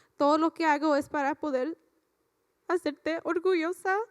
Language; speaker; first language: Spanish; early bilingual, heritage; Spanish